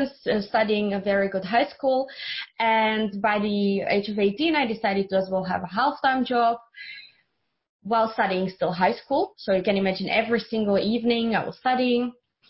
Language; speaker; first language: English; non-native, fluent; Czech